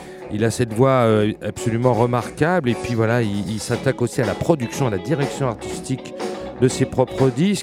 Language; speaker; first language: French; native; French